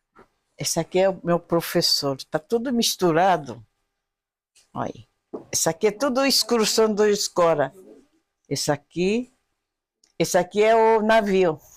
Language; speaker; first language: Portuguese; non-native, fluent; Japanese